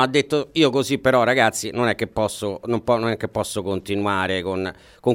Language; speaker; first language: Italian; native; Italian